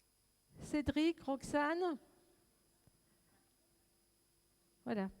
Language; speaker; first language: French; native; French